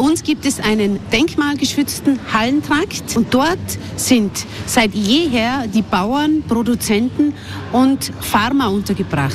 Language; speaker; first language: German; native; German